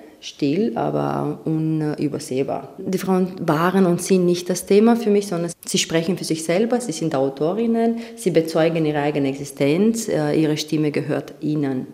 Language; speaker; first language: German; non-native, fluent; Romanian